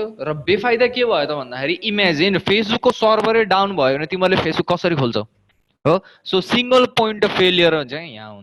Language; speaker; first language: Nepali; native; Nepali